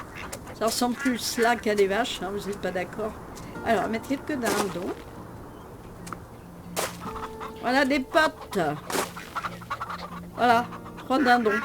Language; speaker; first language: French; native; French